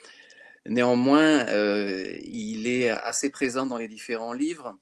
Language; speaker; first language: French; native; French